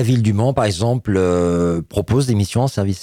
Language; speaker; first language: French; native; French